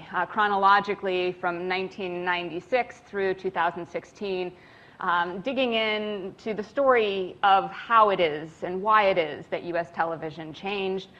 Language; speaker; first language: English; native; English